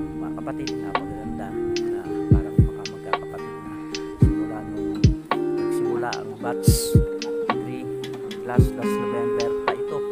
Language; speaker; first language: Filipino; non-native, local second language; Iloko